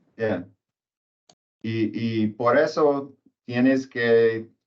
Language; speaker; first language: Spanish; non-native, learner; English